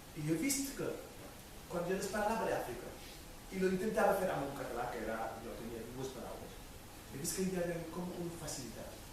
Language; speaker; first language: Catalan; non-native, fluent; Wolof